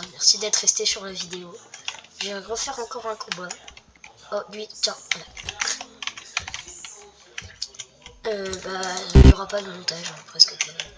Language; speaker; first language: French; native; French